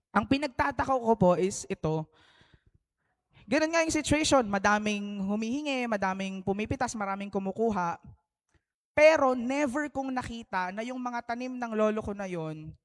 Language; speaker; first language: Filipino; native; Filipino